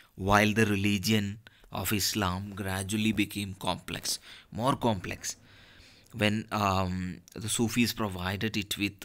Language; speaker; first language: English; non-native, local second language; Malayalam